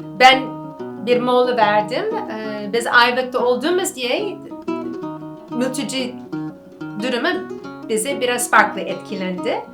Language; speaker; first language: Turkish; non-native, learner; English